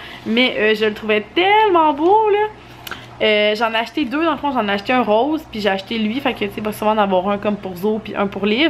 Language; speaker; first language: French; native; French